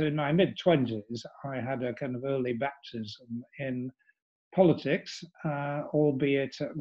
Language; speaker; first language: English; native; English